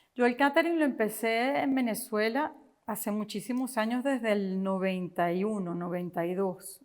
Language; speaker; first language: Spanish; native; Spanish